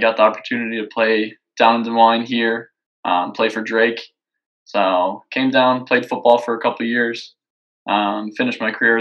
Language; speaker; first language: English; native; English